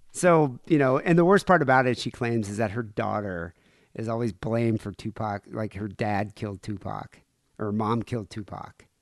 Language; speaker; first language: English; native; English